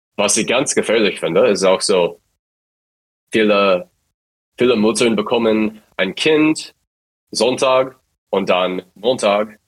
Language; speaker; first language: German; non-native, fluent; English